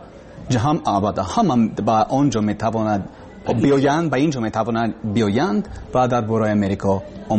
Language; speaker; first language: Persian; non-native, learner; English